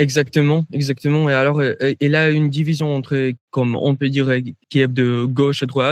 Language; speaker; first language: French; non-native, fluent; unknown